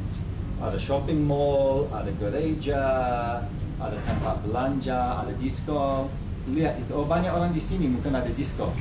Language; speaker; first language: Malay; non-native, fluent; English